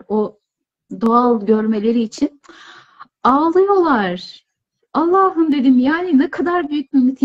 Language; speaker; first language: Turkish; native; Turkish